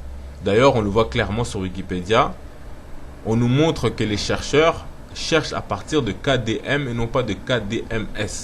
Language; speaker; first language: French; non-native, local second language; Lingala